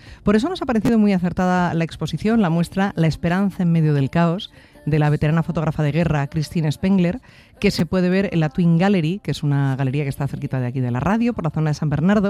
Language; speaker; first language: Spanish; native; Spanish